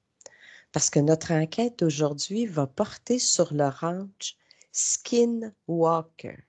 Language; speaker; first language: French; native; French